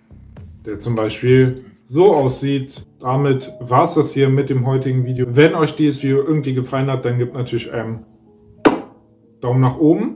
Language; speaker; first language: German; native; German